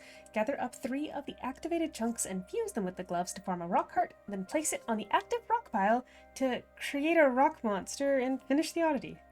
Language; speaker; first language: English; native; English